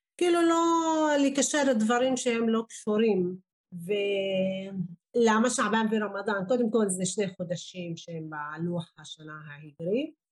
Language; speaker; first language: Hebrew; non-native, local second language; Arabic